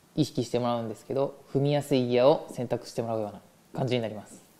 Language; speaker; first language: Japanese; native; Japanese